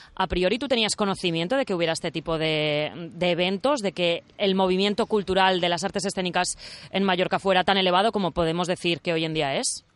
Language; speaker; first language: Spanish; non-native, local second language; Catalan